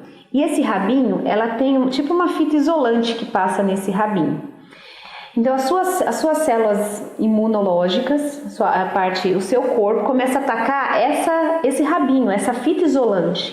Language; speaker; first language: Portuguese; native; Portuguese